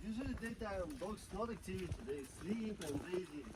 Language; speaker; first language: English; non-native, learner; Nepali